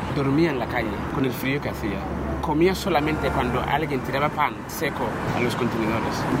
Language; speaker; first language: Spanish; non-native, fluent; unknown